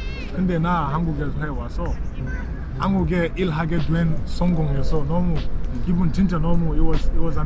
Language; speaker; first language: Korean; non-native, learner; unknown